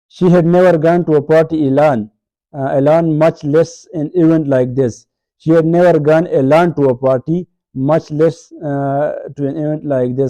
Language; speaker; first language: English; non-native, local second language; Urdu